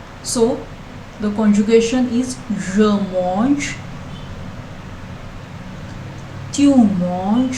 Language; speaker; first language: French; non-native, learner; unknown